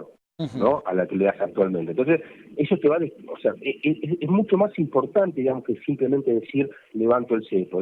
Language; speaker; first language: Spanish; native; Spanish